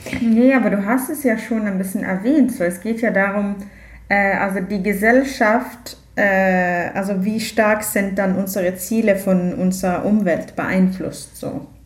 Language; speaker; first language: German; non-native, fluent; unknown